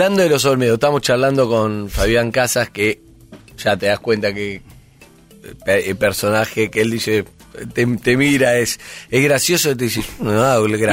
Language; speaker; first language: Spanish; native; Spanish